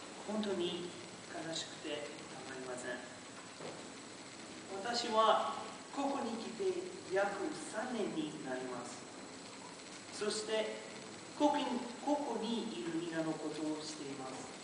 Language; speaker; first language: Japanese; non-native, learner; Portuguese